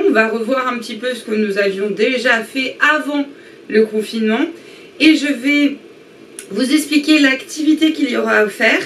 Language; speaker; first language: French; native; French